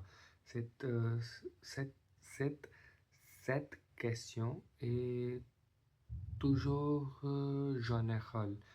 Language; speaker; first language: French; non-native, learner; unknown